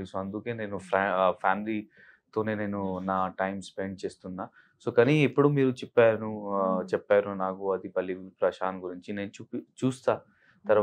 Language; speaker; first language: Telugu; non-native, local second language; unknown